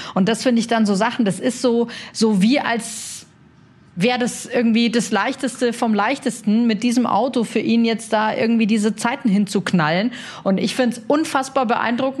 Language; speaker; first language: German; native; German